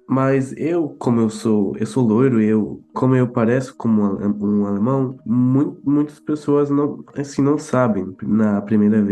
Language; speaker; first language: Portuguese; early bilingual, heritage; Portuguese